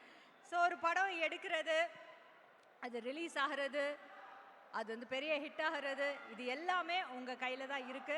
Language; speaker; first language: Tamil; native; Tamil